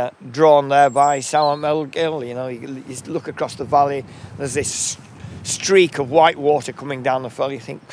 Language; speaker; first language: English; native; English